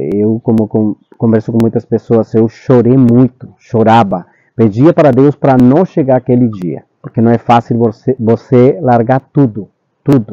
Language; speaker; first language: Portuguese; non-native, fluent; Spanish